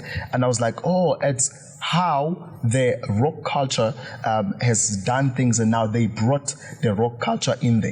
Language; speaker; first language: English; non-native, local second language; Zulu